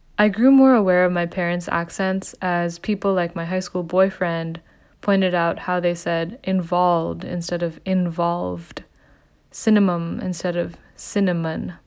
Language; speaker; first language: English; early bilingual, other home language; Hindi